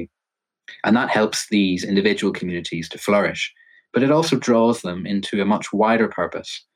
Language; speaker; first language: English; native; English